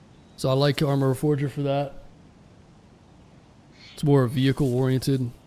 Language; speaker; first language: English; native; English